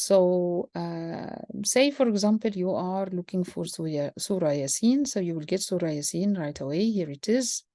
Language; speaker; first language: English; non-native, fluent; Arabic